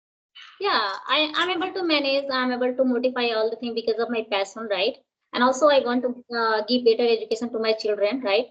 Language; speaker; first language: English; non-native, local second language; Hindi